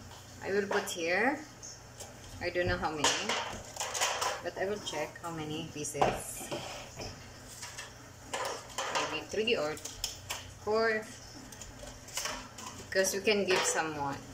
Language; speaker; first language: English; non-native, local second language; Filipino